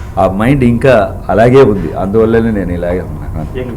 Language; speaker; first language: Telugu; non-native, learner; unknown